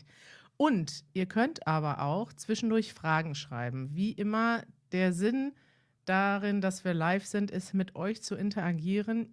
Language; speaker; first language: German; native; German